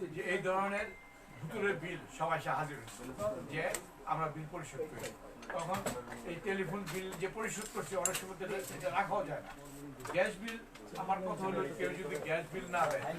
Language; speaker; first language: Bangla; native; Bangla